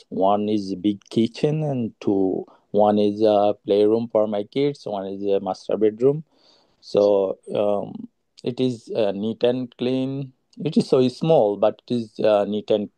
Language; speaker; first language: English; non-native, learner; Bangla